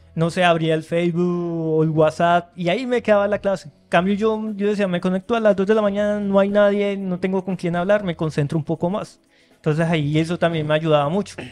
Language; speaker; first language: Spanish; native; Spanish